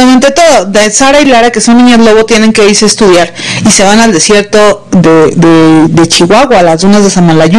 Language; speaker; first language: Spanish; native; Spanish